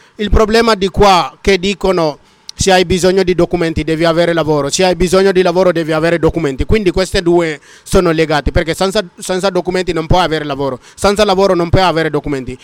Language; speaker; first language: Italian; non-native, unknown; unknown